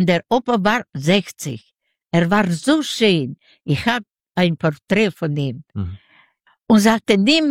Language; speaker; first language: German; non-native, learner; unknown